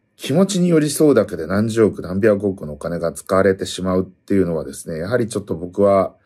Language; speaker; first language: Japanese; native; Japanese